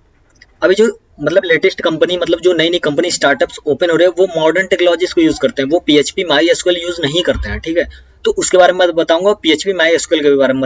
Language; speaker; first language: Hindi; native; Hindi